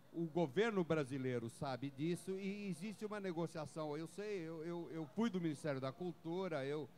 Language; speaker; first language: Portuguese; native; Portuguese